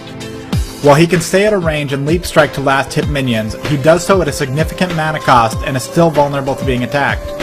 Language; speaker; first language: English; native; English